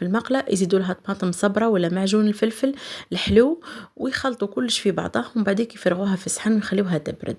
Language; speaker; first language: Arabic; native; Arabic